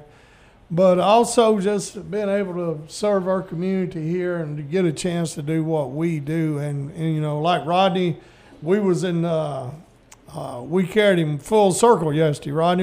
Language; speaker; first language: English; native; English